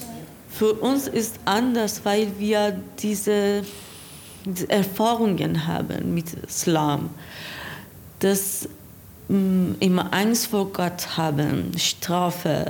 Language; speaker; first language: German; non-native, learner; Persian